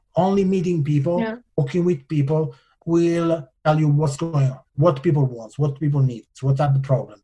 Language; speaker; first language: English; non-native, fluent; Italian